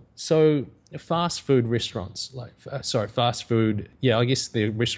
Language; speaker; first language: English; native; English